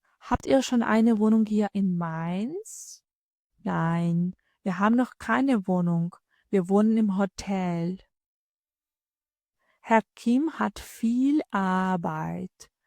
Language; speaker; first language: German; non-native, fluent; Ukrainian